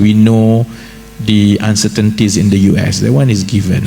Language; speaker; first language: English; non-native, local second language; Malay